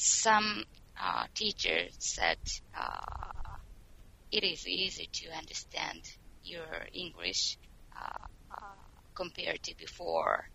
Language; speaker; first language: English; non-native, learner; Japanese